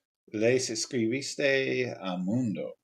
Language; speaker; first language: Spanish; non-native, learner; English